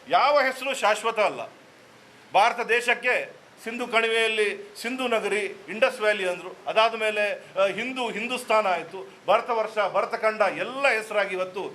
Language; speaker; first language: Kannada; non-native, local second language; Tulu